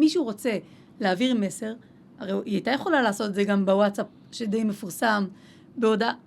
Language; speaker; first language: Hebrew; native; Hebrew